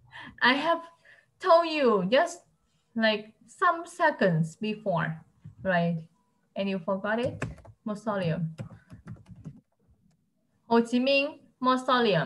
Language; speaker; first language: English; non-native, fluent; Vietnamese